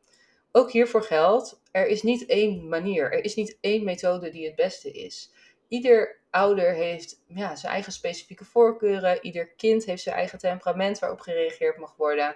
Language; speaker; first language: Dutch; native; Dutch